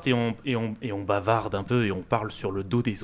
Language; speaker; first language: French; native; French